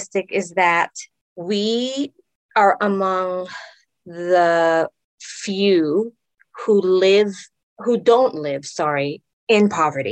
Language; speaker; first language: English; non-native, local second language; Filipino